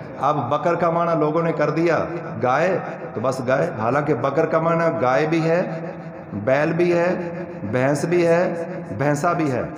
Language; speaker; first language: Urdu; non-native, local second language; Punjabi